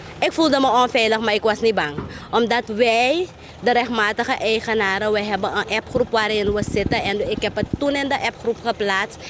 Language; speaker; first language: Dutch; native; Dutch